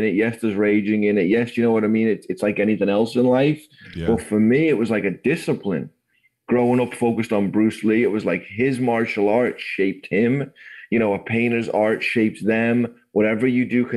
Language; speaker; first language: English; native; English